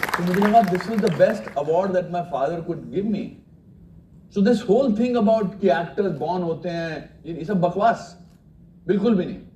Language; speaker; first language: Hindi; native; Hindi